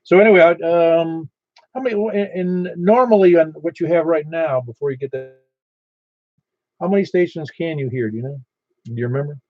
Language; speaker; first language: English; native; English